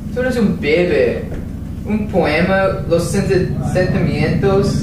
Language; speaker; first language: Spanish; non-native, learner; English